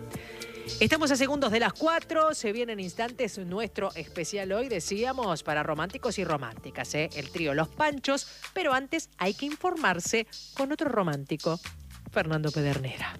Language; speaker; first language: Spanish; native; Spanish